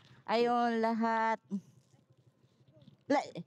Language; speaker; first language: Filipino; native; Filipino